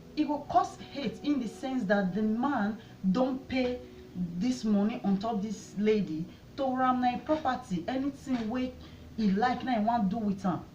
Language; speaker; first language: Nigerian Pidgin; non-native, local second language; Bini